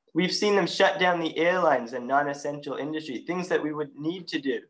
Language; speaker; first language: English; native; English